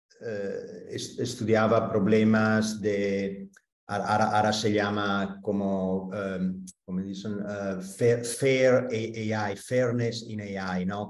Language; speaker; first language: Spanish; non-native, fluent; Italian